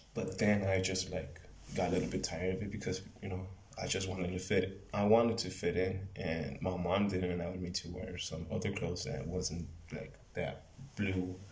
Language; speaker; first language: English; non-native, fluent; Spanish